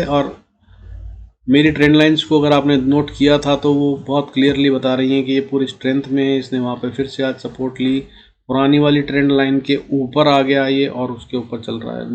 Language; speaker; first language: Hindi; native; Hindi